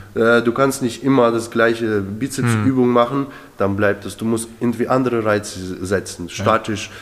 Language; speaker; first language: German; early bilingual, other home language; Russian